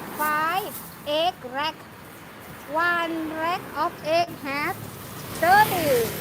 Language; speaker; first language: English; non-native, learner; Thai